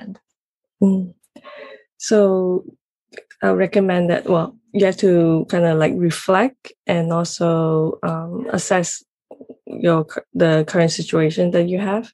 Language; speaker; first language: English; non-native, local second language; Cantonese